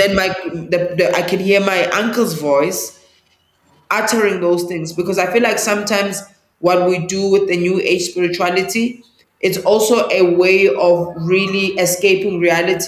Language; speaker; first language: English; non-native, local second language; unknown